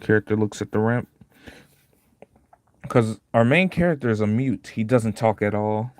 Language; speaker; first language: English; native; English